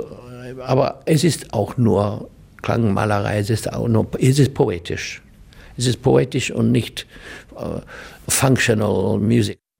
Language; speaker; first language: German; non-native, learner; English